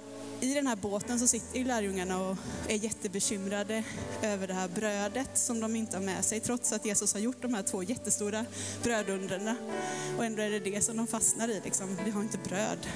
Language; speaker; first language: Swedish; native; Swedish